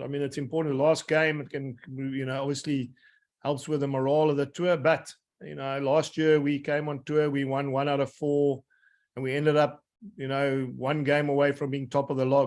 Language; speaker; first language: English; native; English